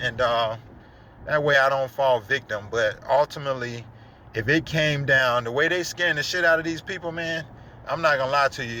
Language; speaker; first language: English; native; English